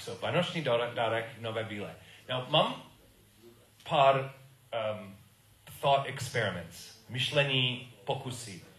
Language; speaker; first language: Czech; non-native, learner; English